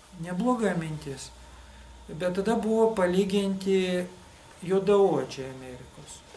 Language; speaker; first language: Lithuanian; non-native, local second language; Russian